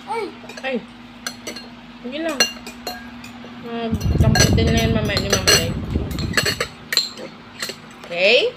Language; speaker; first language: Filipino; non-native, local second language; Hiligaynon